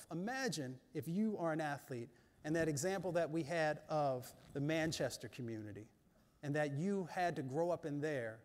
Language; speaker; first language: English; native; English